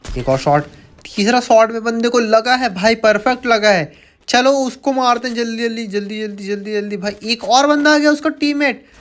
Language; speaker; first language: Hindi; native; Hindi